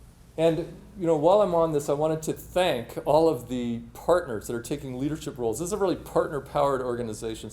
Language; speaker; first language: English; native; English